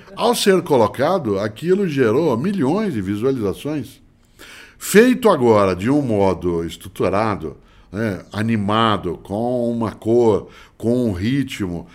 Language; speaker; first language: Portuguese; native; Portuguese